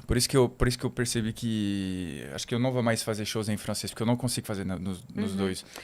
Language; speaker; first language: Portuguese; non-native, fluent; French